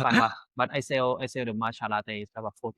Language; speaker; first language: English; non-native, learner; Thai